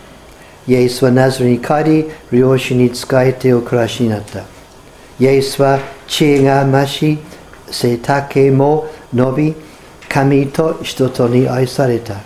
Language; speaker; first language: Japanese; non-native, fluent; English